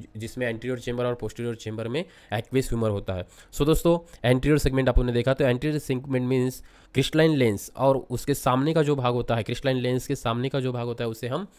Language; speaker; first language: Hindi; non-native, local second language; Marathi